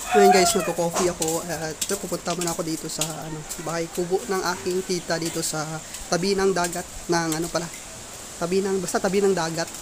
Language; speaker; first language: Filipino; non-native, local second language; Kinaray-a